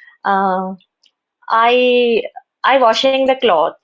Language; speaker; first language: English; non-native, learner; Hindi